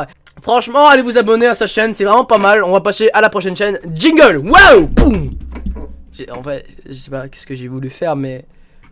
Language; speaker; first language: French; native; French